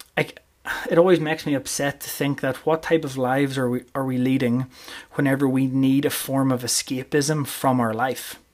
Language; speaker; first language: English; native; English